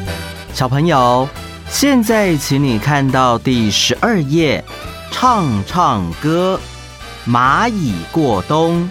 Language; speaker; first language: Chinese; native; Chinese